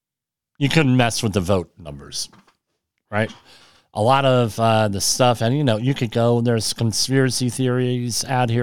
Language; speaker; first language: English; native; English